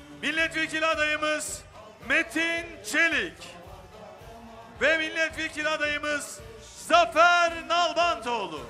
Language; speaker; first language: Turkish; native; Turkish